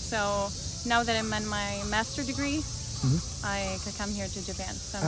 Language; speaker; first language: English; non-native, fluent; Italian